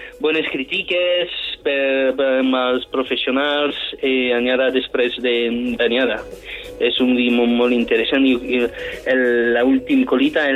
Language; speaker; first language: Catalan; non-native, fluent; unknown